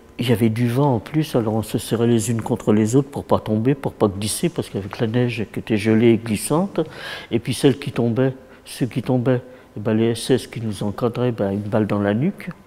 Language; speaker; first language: French; early bilingual, other home language; Yiddish